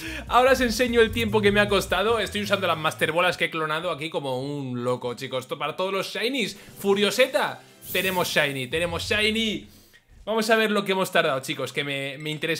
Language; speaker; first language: Spanish; native; Spanish